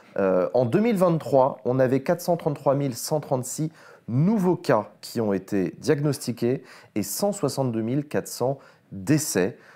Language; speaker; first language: French; native; French